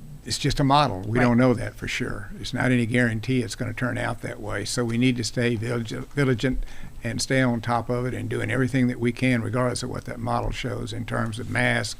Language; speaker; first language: English; native; English